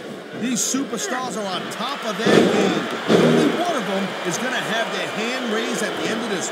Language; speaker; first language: English; native; English